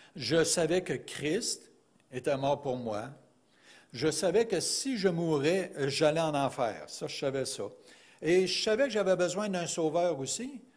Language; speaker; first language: French; native; French